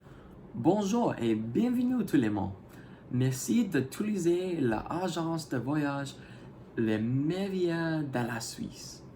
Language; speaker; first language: French; non-native, learner; English